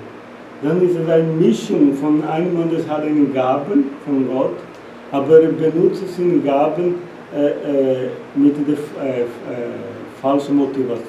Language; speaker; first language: German; non-native, learner; Portuguese